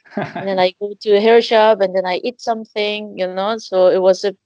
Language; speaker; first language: English; non-native, fluent; Korean